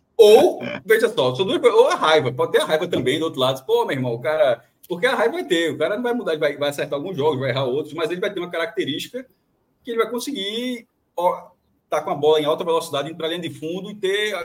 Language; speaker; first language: Portuguese; native; Portuguese